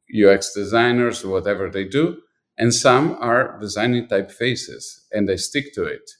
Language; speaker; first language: English; non-native, fluent; Italian